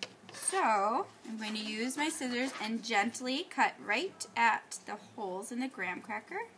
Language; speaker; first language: English; native; English